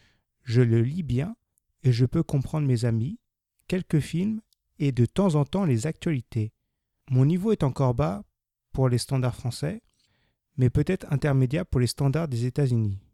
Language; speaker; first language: French; non-native, learner; English